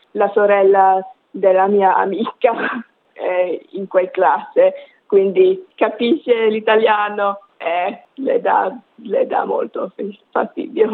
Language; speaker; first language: Italian; non-native, learner; English